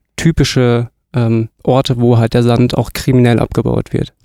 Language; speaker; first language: German; native; German